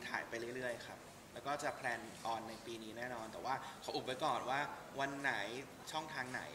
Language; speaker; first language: Thai; native; Thai